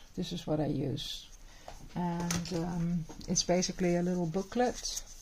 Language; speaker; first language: English; non-native, fluent; Dutch